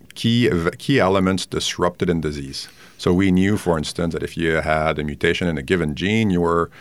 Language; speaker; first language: English; non-native, fluent; French